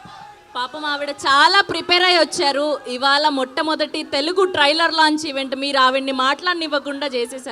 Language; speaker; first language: Telugu; native; Telugu